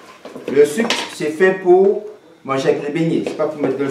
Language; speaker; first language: French; native; French